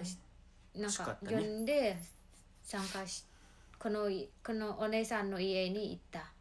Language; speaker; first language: Japanese; non-native, learner; Mongolian